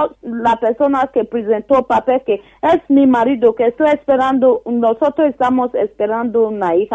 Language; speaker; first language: Spanish; non-native, learner; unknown